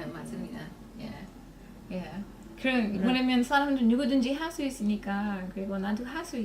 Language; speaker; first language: Korean; non-native, fluent; English